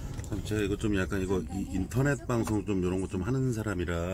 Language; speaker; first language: Korean; native; Korean